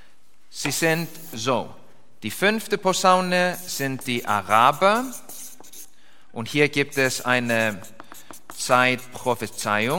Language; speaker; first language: German; non-native, learner; Icelandic